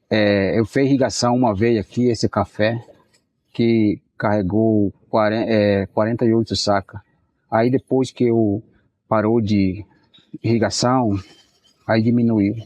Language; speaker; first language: Portuguese; non-native, local second language; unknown